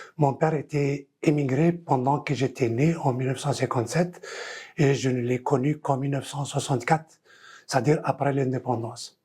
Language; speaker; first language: French; non-native, local second language; Kabyle